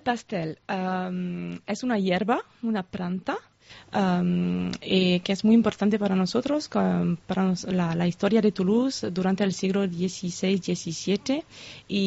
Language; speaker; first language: Spanish; non-native, fluent; French